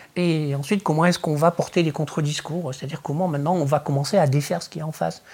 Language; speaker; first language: French; early bilingual, other home language; Spanish